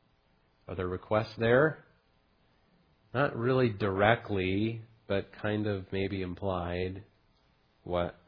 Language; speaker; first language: English; native; English